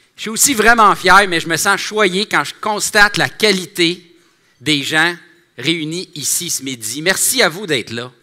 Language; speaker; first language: French; native; French